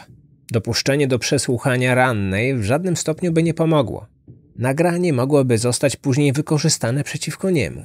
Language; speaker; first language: Polish; native; Polish